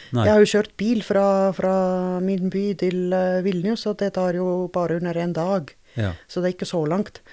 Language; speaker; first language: Norwegian; non-native, fluent; Estonian